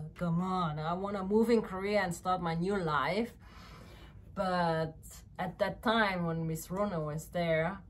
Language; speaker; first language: English; non-native, fluent; French